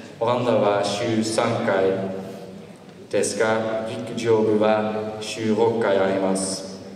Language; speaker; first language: Japanese; non-native, learner; Dutch